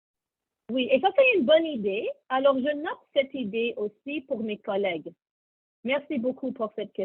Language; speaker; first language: French; non-native, learner; English